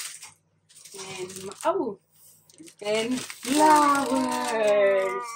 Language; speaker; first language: English; non-native, learner; Romanian